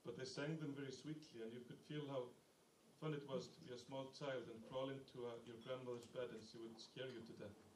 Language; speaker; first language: English; non-native, fluent; Icelandic